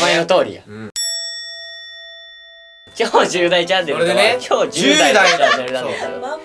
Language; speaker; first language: Japanese; native; Japanese